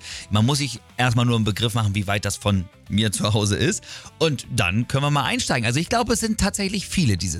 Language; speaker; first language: German; native; German